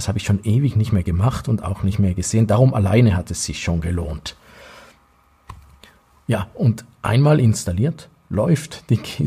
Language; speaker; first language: German; native; German